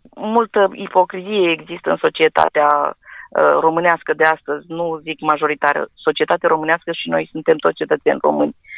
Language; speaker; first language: Romanian; non-native, local second language; Romany